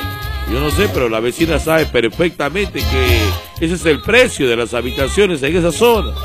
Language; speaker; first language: Spanish; native; Spanish